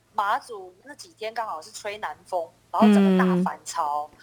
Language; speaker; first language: Chinese; native; Chinese